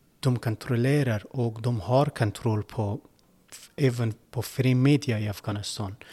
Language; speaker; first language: Swedish; non-native, learner; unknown